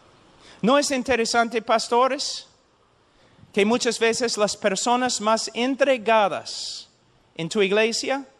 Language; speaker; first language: Spanish; non-native, fluent; English